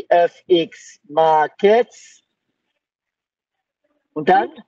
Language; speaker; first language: German; native; German